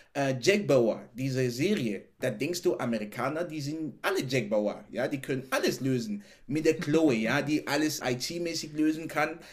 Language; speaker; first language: German; non-native, fluent; French